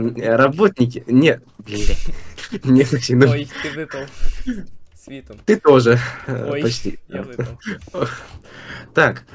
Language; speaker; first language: Russian; native; Russian